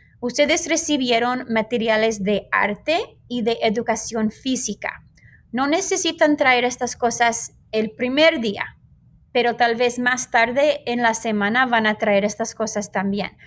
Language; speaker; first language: Spanish; non-native, fluent; English